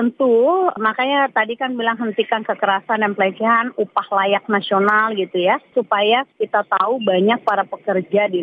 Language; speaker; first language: Indonesian; native; Indonesian